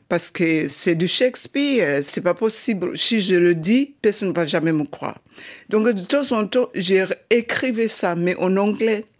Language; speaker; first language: French; non-native, fluent; Shona